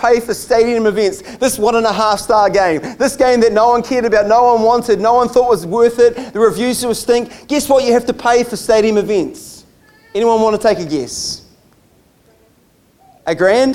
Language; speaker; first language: English; native; English